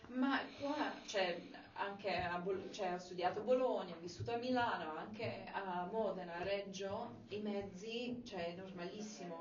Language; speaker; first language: Italian; non-native, fluent; English